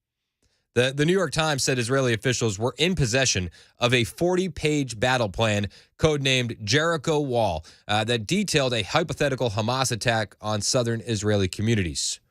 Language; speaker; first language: English; native; English